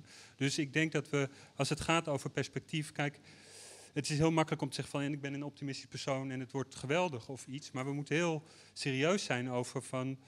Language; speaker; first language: Dutch; native; Dutch